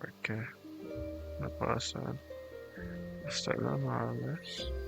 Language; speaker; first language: Spanish; non-native, learner; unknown